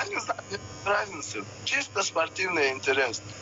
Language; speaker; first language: Russian; native; Russian